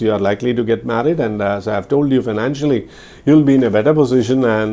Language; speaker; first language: English; non-native, local second language; Malayalam